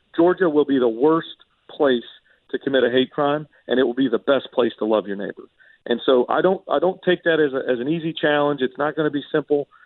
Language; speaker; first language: English; native; English